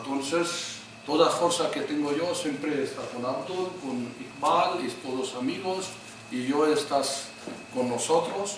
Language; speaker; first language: Spanish; non-native, learner; Urdu